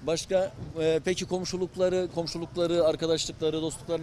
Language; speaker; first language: Turkish; native; Turkish